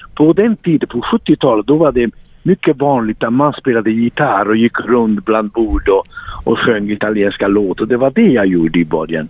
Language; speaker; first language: Swedish; non-native, fluent; Italian